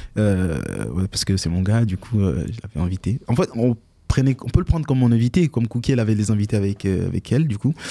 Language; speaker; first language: French; early bilingual, other home language; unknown